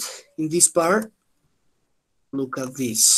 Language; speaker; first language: English; non-native, fluent; Spanish